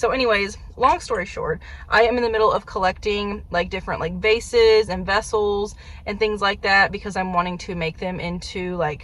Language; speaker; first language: English; native; English